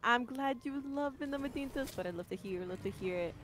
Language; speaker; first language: English; early bilingual, other home language; Spanish